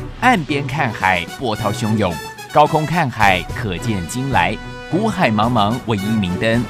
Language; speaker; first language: Chinese; native; Chinese